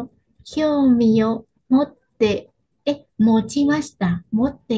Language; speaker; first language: Japanese; non-native, learner; Vietnamese